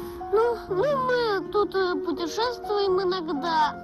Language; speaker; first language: Russian; early bilingual, heritage; Russian